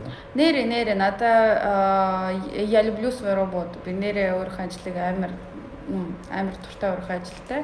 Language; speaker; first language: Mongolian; early bilingual, heritage; Mongolian